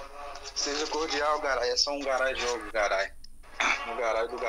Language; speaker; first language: Portuguese; native; Portuguese